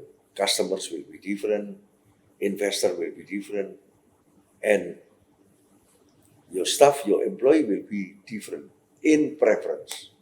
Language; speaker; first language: English; non-native, fluent; Indonesian